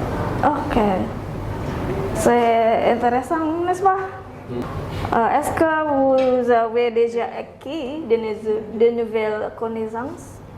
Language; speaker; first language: French; non-native, learner; Indonesian